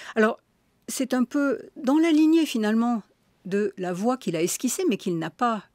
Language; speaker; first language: French; native; French